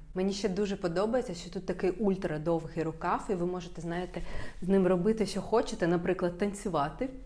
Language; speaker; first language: Ukrainian; non-native, local second language; Russian